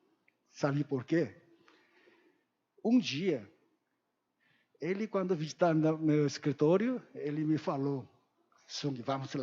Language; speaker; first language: Portuguese; non-native, learner; Korean